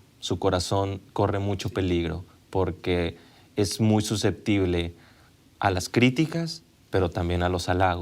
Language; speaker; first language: Spanish; native; Spanish